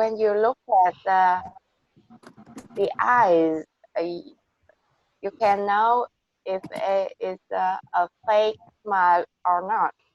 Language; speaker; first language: English; non-native, learner; Vietnamese